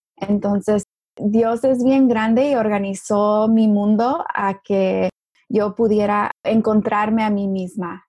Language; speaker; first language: Spanish; early bilingual, heritage; Spanish